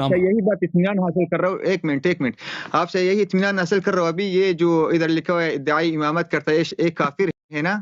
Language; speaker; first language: Urdu; non-native, fluent; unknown